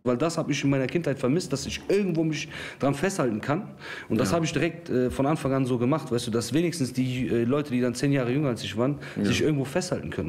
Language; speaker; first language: German; early bilingual, other home language; Kurdish